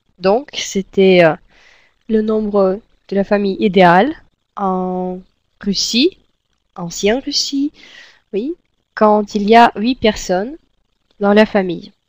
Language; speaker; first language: French; non-native, fluent; Russian